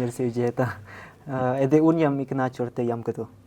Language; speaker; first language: Albanian; non-native, learner; Indonesian